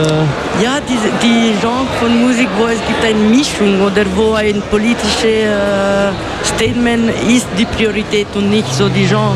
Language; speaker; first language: German; non-native, local second language; Italian